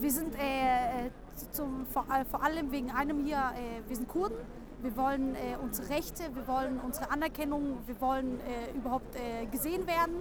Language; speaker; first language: German; early bilingual, other home language; Kurdish